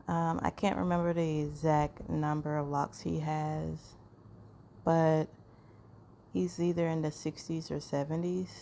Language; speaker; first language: English; native; English